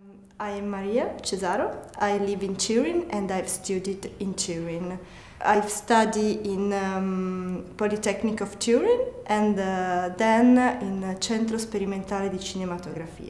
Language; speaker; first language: English; non-native, learner; Italian